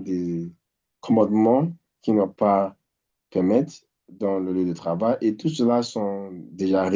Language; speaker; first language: French; non-native, fluent; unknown